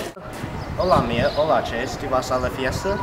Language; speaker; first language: Spanish; non-native, learner; English